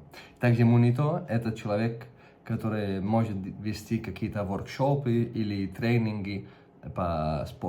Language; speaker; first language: Russian; non-native, fluent; Catalan